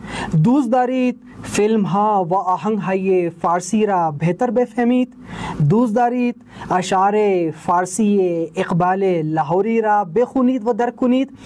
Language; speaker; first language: Persian; non-native, fluent; Urdu